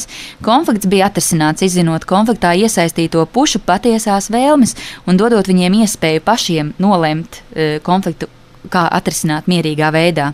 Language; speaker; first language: Latvian; native; Latvian